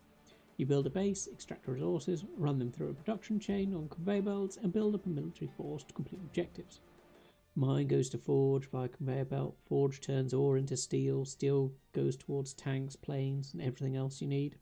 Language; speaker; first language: English; native; English